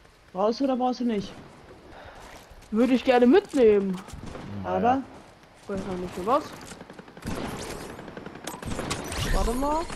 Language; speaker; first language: German; native; German